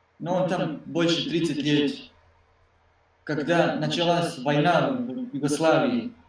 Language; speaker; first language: Russian; non-native, learner; Serbian